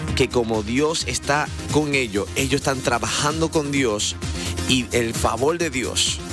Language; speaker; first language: Spanish; native; Spanish